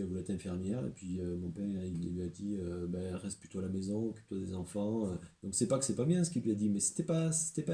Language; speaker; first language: French; native; French